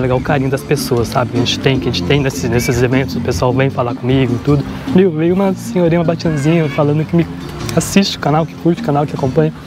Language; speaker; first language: Portuguese; native; Portuguese